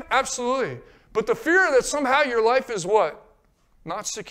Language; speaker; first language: English; native; English